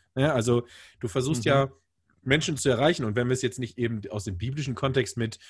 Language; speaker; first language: German; native; German